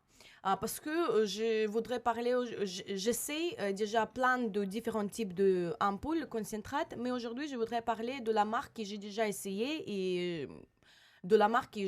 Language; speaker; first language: French; non-native, learner; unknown